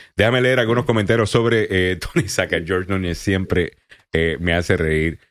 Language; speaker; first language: Spanish; native; Spanish